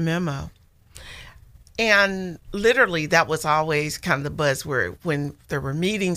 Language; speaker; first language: English; native; English